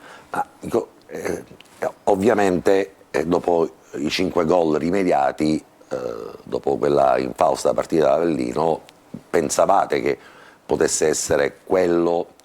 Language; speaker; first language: Italian; native; Italian